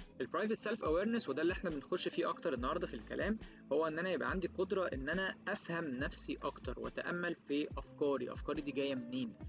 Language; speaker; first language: Arabic; native; Arabic